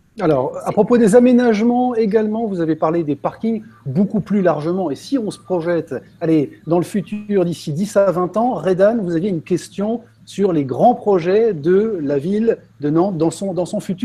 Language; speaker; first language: French; native; French